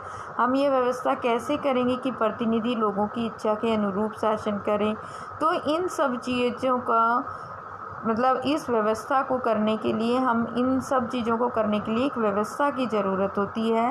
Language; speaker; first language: Hindi; native; Hindi